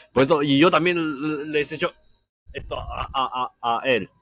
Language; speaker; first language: Spanish; non-native, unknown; Chinese